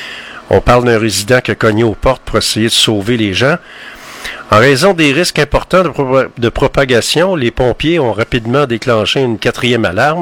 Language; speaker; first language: French; native; French